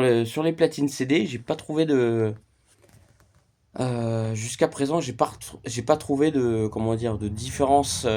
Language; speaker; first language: French; native; French